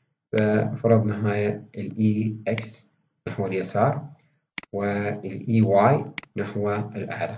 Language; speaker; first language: Arabic; native; Arabic